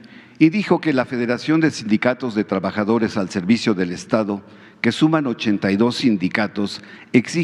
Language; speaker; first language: Spanish; native; Spanish